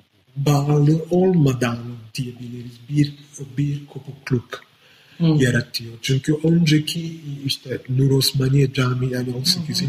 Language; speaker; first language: Turkish; non-native, fluent; Italian